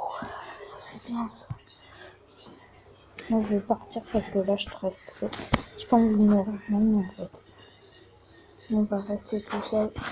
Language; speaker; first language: French; native; French